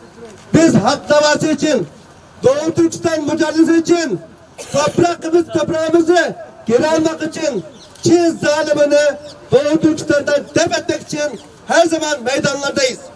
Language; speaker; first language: Turkish; non-native, fluent; Uyghur